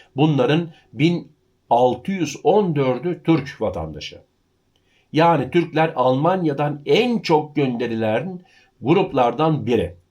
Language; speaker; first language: Turkish; early bilingual, heritage; Turkish